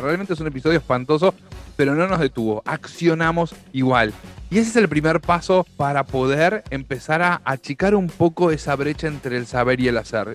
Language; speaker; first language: Spanish; native; Spanish